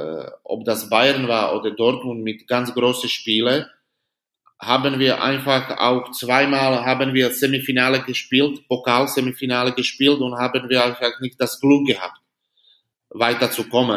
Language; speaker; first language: German; non-native, fluent; Slovak